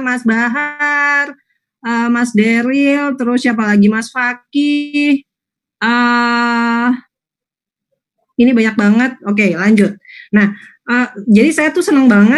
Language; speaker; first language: Indonesian; native; Indonesian